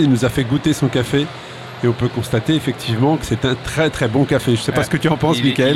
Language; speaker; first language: French; native; French